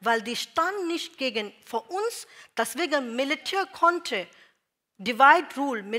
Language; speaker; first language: German; non-native, learner; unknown